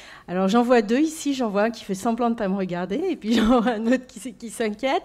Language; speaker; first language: French; native; French